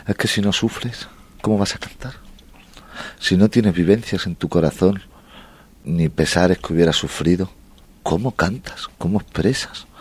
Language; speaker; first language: Spanish; native; Spanish